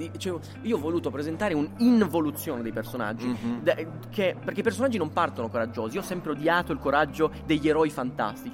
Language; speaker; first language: Italian; native; Italian